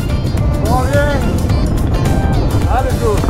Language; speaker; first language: Spanish; native; Spanish